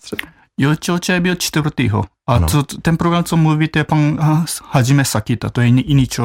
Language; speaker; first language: Czech; non-native, fluent; Japanese